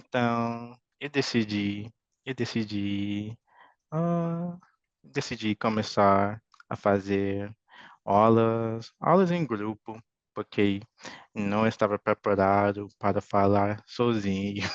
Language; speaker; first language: Portuguese; non-native, fluent; English